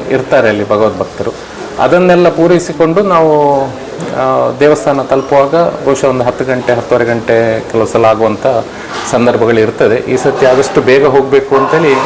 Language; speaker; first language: Kannada; native; Kannada